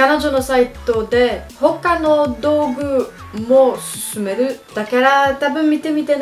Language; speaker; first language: Japanese; non-native, learner; French